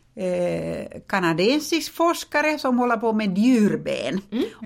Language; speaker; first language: Swedish; non-native, fluent; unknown